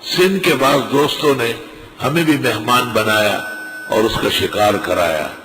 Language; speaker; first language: Urdu; non-native, local second language; Pashto